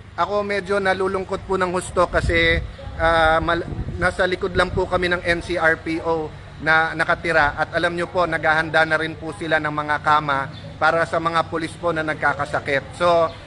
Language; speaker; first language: Filipino; native; Filipino